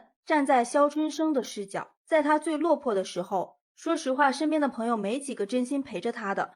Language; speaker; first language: Chinese; native; Chinese